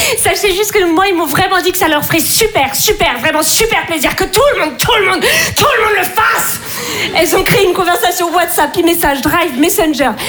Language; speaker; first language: French; native; French